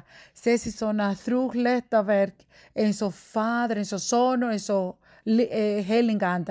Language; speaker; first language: Icelandic; non-native, learner; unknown